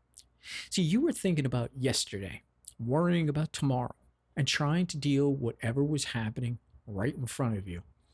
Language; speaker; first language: English; native; English